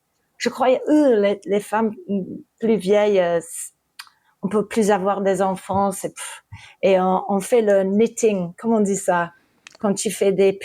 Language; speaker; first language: French; early bilingual, heritage; English